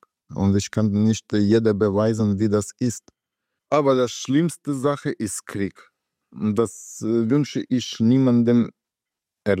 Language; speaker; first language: German; non-native, learner; Russian